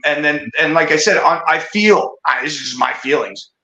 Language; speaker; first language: English; native; English